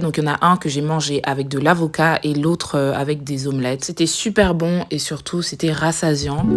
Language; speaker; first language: French; native; French